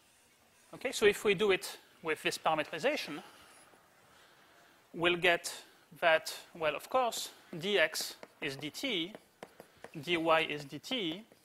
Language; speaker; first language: English; native; English